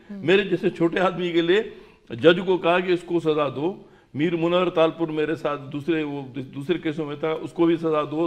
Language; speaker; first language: Urdu; non-native, local second language; Sindhi